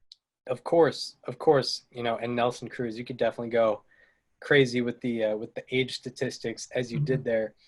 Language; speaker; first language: English; native; English